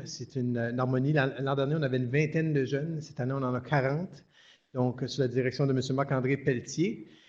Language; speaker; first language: French; native; French